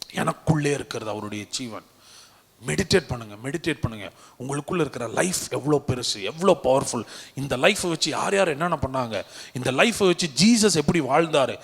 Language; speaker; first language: Tamil; native; Tamil